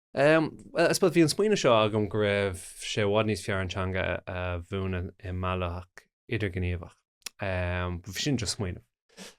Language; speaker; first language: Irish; non-native, local second language; English